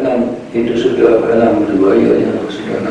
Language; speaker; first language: Indonesian; non-native, fluent; Hungarian